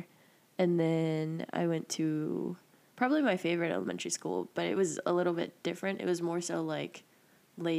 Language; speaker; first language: English; native; English